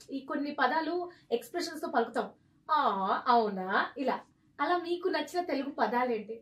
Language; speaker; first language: Telugu; native; Telugu